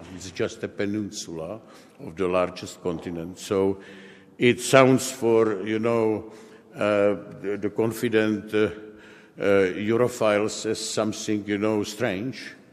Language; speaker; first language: English; non-native, fluent; Czech